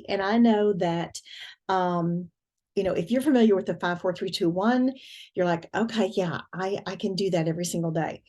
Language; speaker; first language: English; native; English